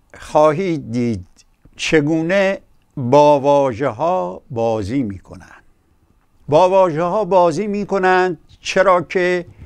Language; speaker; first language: Persian; native; Persian